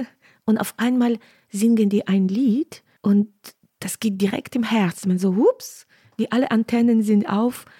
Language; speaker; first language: German; non-native, fluent; Ukrainian